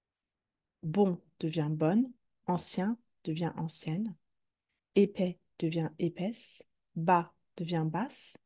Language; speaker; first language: French; native; French